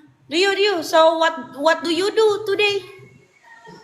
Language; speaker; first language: English; non-native, learner; Indonesian